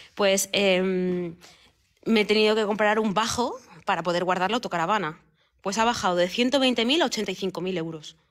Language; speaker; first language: Spanish; native; Spanish